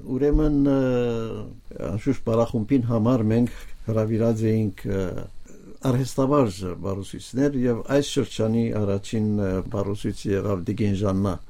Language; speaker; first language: Armenian; native; Armenian